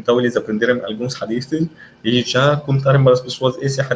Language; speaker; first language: Portuguese; non-native, fluent; Arabic